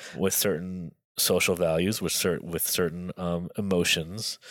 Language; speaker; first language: English; native; English